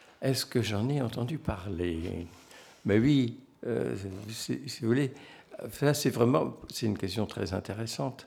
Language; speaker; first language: French; native; French